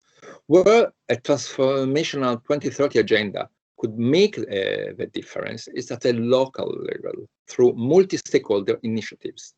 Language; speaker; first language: English; non-native, fluent; Italian